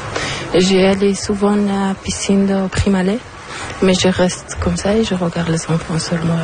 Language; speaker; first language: French; non-native, learner; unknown